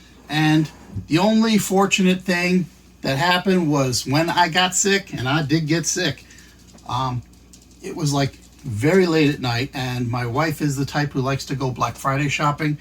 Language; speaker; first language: English; native; English